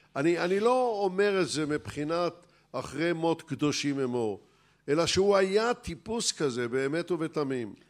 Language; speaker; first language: Hebrew; native; Hebrew